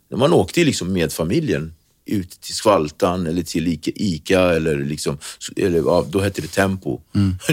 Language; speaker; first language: Swedish; early bilingual, other home language; Kabuverdianu